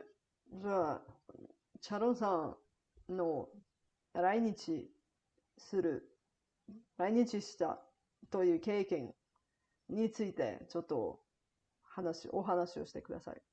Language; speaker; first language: Japanese; non-native, learner; Bulgarian